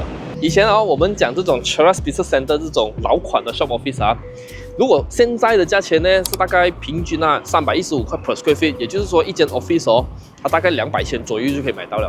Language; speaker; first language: Chinese; native; Chinese